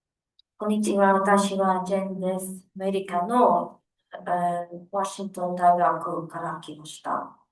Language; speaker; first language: Japanese; non-native, learner; English